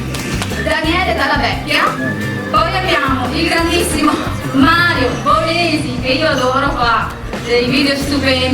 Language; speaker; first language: Italian; native; Italian